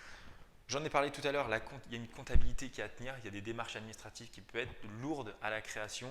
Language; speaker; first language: French; native; French